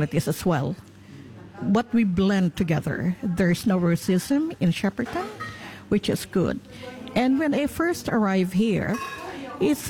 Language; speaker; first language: English; non-native, local second language; Cebuano